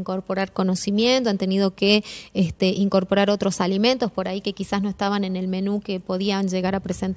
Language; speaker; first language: Spanish; native; Spanish